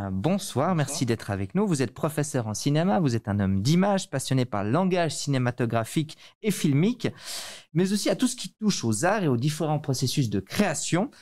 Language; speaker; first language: French; native; French